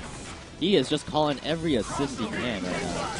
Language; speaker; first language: English; native; English